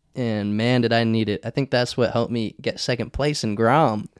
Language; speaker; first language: English; native; English